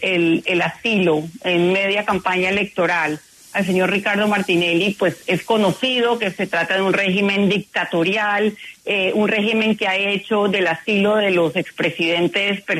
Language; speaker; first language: Spanish; native; Spanish